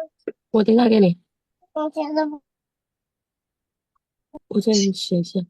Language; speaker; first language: Chinese; non-native, learner; Indonesian